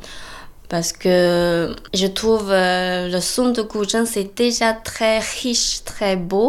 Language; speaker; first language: French; non-native, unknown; Chinese